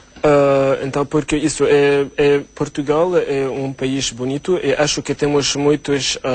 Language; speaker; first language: Portuguese; non-native, learner; Arabic